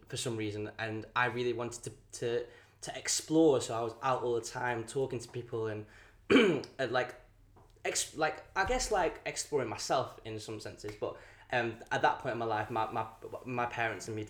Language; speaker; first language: English; non-native, local second language; Cantonese